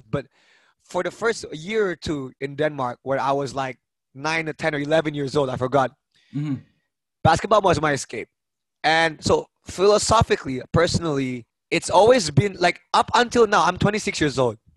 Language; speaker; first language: English; early bilingual, other home language; Indonesian